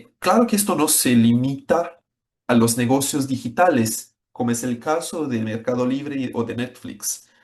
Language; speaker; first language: Spanish; non-native, fluent; Portuguese